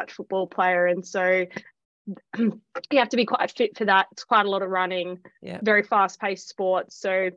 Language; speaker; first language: English; native; English